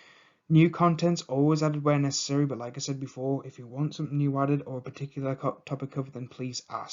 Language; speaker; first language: English; native; English